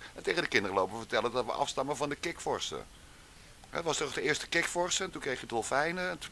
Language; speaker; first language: Dutch; native; Dutch